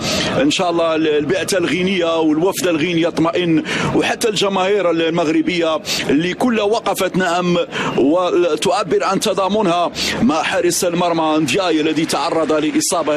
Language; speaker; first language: Arabic; native; Arabic